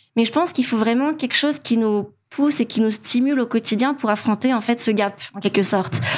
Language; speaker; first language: French; non-native, local second language; Malagasy